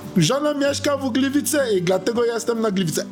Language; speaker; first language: Polish; non-native, learner; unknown